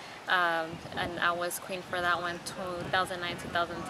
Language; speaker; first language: English; early bilingual, other home language; Spanish